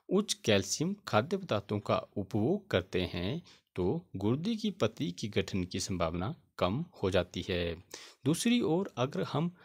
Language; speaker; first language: Hindi; native; Hindi